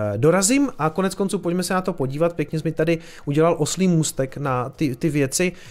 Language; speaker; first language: Czech; native; Czech